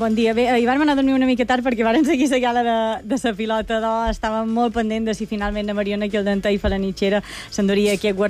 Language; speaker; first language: Catalan; native; Catalan